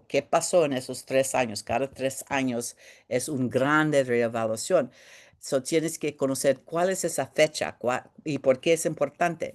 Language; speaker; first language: Spanish; early bilingual, heritage; Spanish